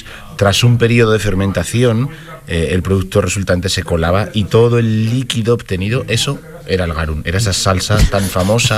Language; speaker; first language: Spanish; native; Spanish